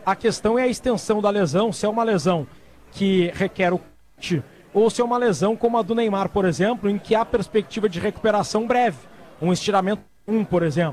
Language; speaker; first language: Portuguese; native; Portuguese